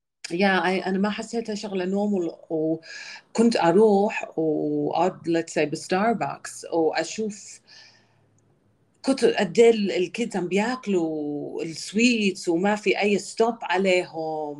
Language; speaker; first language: Arabic; early bilingual, other home language; English